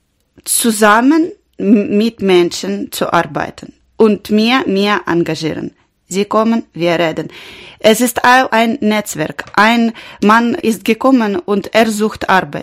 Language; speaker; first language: German; non-native, learner; Ukrainian